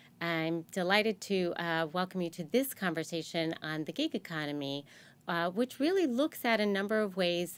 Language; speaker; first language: English; native; English